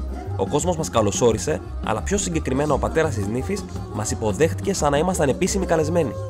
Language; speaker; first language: Greek; native; Greek